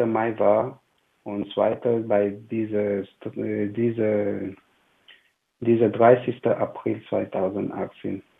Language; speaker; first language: German; non-native, fluent; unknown